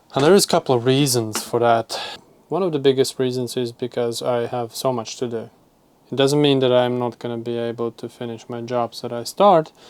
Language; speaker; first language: English; non-native, fluent; Latvian